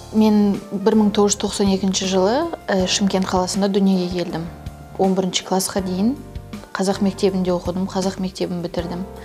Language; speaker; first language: Kazakh; non-native, local second language; Turkish